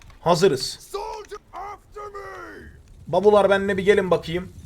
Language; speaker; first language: Turkish; native; Turkish